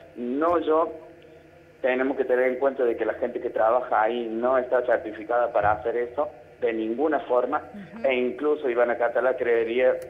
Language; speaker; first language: Spanish; native; Spanish